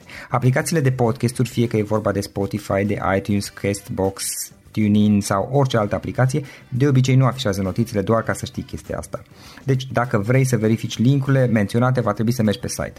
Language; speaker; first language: Romanian; native; Romanian